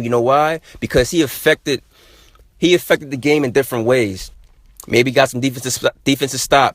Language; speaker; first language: English; native; English